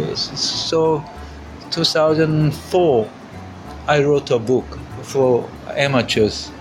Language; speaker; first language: English; non-native, learner; Korean